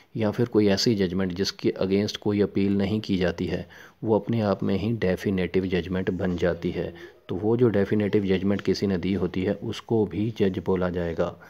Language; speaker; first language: Hindi; non-native, local second language; Punjabi